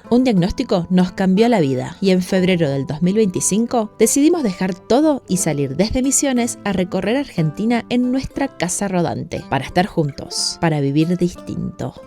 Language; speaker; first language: Spanish; native; Spanish